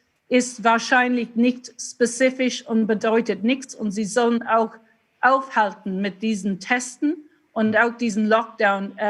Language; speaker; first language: German; non-native, fluent; English